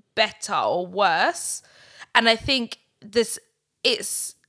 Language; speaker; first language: English; native; English